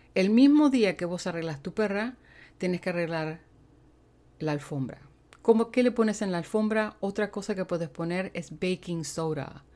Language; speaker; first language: Spanish; native; Spanish